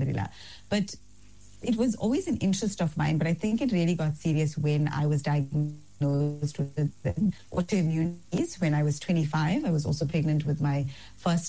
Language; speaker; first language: English; native; English